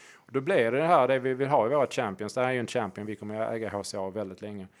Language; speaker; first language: Swedish; native; Swedish